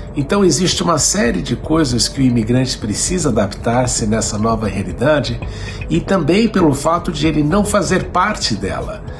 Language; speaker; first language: Portuguese; native; Portuguese